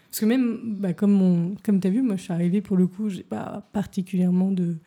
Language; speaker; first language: French; native; French